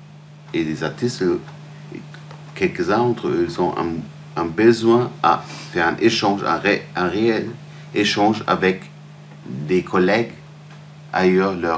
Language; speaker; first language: French; non-native, fluent; German